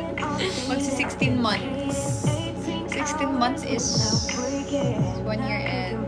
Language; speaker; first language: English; non-native, local second language; Filipino